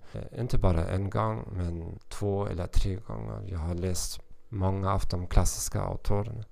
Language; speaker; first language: Swedish; non-native, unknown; German